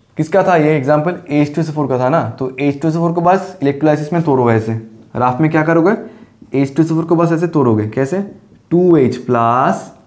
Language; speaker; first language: Hindi; non-native, local second language; Bangla